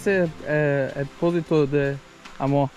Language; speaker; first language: Spanish; non-native, learner; German